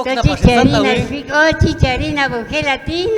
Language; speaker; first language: Spanish; non-native, local second language; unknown